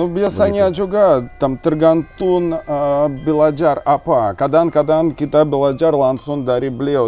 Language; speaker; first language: Indonesian; non-native, learner; Russian